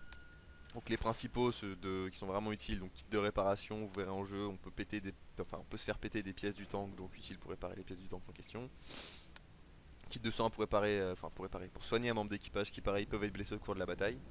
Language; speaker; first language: French; native; French